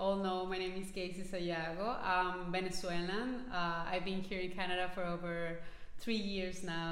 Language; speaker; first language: English; non-native, fluent; Spanish